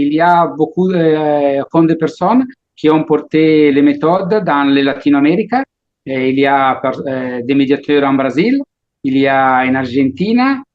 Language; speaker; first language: French; non-native, learner; Italian